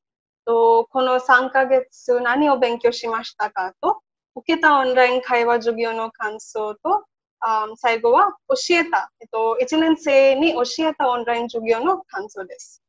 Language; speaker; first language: Japanese; non-native, learner; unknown